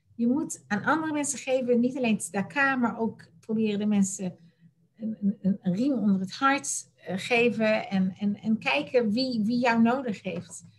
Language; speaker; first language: Dutch; native; Dutch